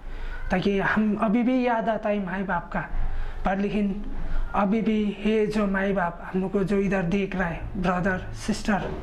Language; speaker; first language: Hindi; non-native, local second language; Khasi